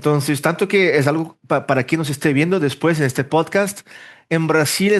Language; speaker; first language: Spanish; early bilingual, heritage; Portuguese